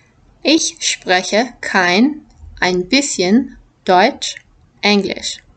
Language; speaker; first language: German; non-native, fluent; English